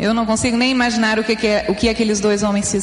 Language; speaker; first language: Portuguese; native; Portuguese